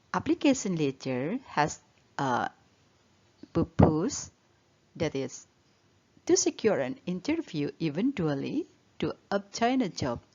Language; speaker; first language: English; non-native, learner; Indonesian